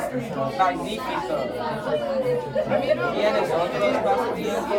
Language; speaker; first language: Spanish; non-native, learner; English